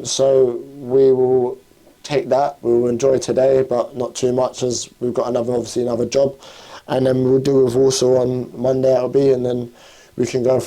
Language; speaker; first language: English; native; English